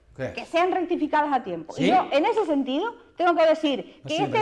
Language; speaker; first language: Spanish; native; Spanish